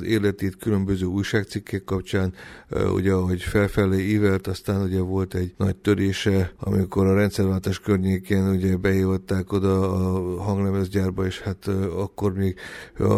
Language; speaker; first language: Hungarian; native; Hungarian